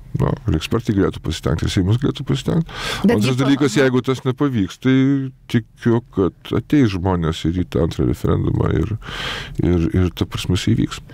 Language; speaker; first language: Lithuanian; native; Lithuanian